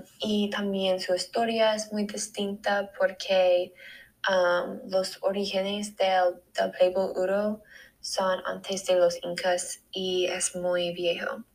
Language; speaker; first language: Spanish; non-native, learner; English